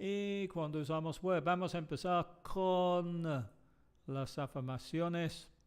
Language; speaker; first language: Spanish; non-native, fluent; English